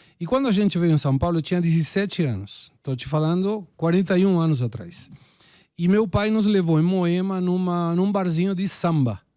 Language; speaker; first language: Portuguese; non-native, fluent; Spanish